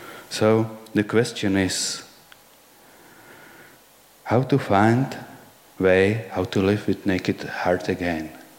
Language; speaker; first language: English; non-native, fluent; Czech